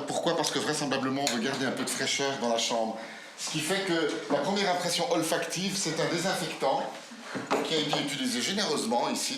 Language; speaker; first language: French; native; French